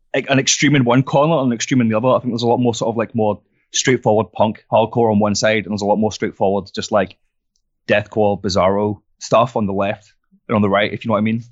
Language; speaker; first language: English; non-native, fluent; French